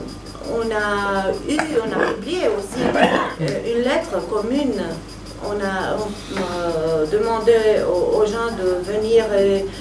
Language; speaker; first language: French; non-native, fluent; Romanian